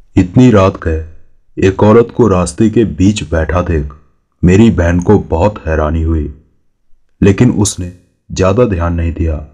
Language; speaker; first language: Hindi; native; Hindi